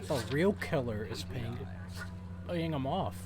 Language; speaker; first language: English; native; English